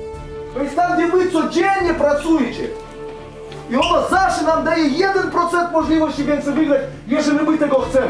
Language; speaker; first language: Polish; non-native, fluent; Russian